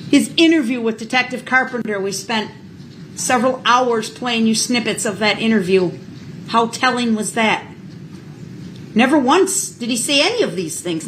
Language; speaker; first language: English; native; English